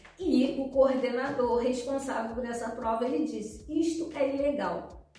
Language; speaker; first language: Portuguese; native; Portuguese